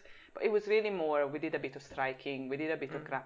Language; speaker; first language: English; non-native, fluent; Italian